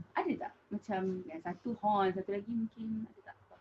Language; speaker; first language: Malay; native; Malay